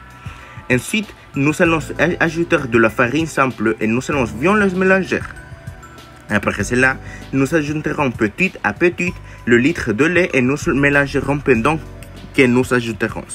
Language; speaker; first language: French; non-native, learner; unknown